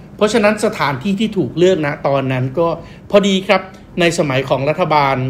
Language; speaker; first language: Thai; native; Thai